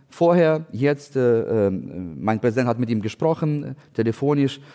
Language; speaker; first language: German; non-native, fluent; Ukrainian